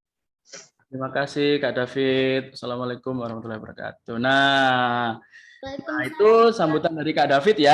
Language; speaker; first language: Indonesian; native; Indonesian